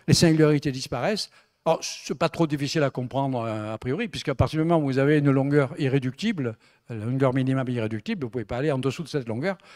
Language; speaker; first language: French; native; French